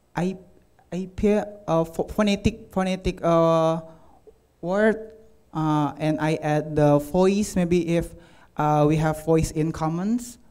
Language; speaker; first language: English; non-native, learner; Indonesian